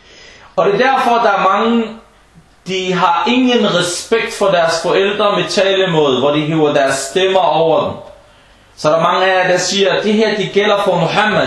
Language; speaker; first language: Danish; non-native, fluent; Arabic